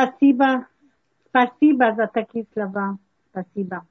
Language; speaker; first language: Russian; non-native, learner; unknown